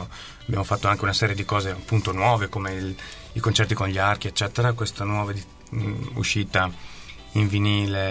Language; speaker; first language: Italian; native; Italian